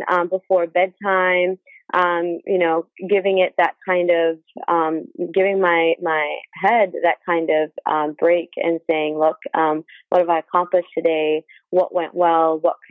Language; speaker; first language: English; native; English